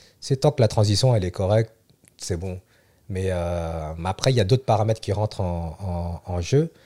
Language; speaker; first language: French; early bilingual, other home language; Vietnamese